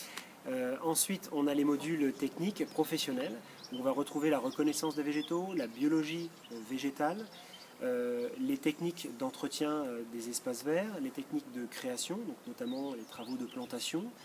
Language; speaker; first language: French; native; French